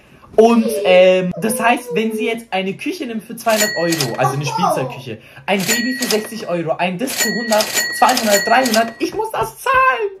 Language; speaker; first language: German; native; German